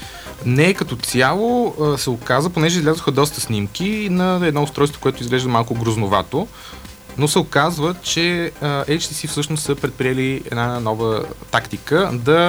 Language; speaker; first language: Bulgarian; native; Bulgarian